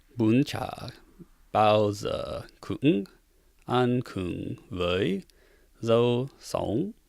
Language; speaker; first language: Vietnamese; non-native, learner; English